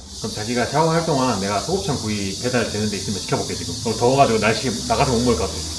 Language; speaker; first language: Korean; native; Korean